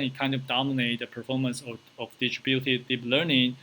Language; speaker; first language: English; non-native, fluent; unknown